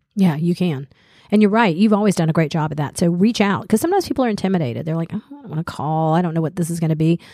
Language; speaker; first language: English; native; English